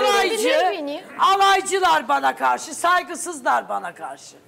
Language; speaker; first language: Turkish; native; Turkish